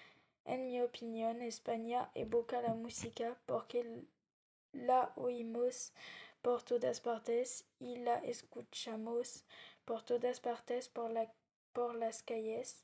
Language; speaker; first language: Spanish; non-native, learner; French